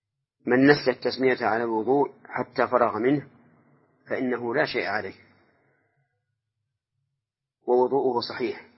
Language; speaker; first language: Arabic; native; Arabic